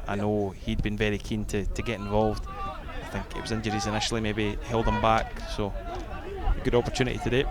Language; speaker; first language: English; native; English